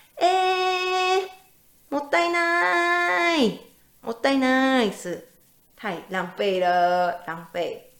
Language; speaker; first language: Japanese; native; Japanese